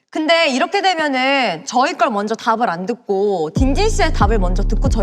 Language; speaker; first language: Korean; native; Korean